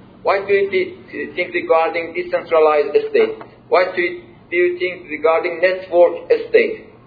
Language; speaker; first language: English; non-native, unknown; Persian